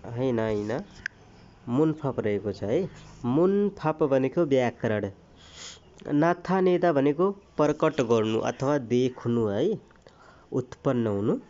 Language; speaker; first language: Nepali; native; Nepali